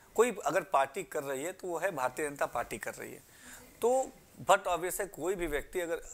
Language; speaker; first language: Hindi; native; Hindi